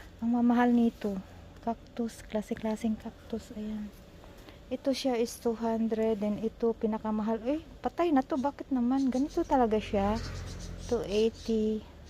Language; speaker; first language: Filipino; non-native, local second language; Cebuano